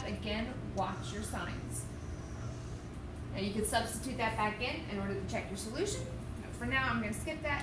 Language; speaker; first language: English; native; English